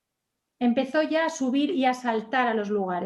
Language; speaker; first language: Spanish; native; Spanish